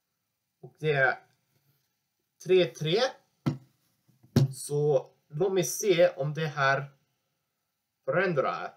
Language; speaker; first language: Swedish; non-native, learner; English